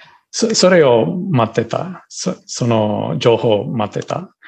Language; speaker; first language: Japanese; non-native, learner; English